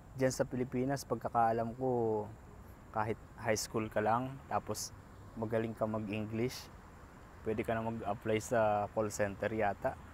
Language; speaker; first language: Filipino; native; Filipino